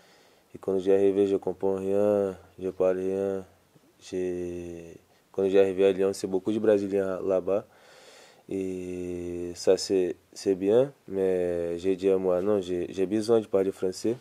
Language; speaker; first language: French; non-native, learner; Portuguese